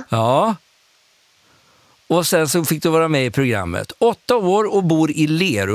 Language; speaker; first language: Swedish; native; Swedish